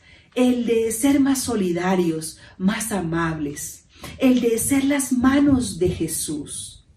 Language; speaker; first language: Spanish; native; Spanish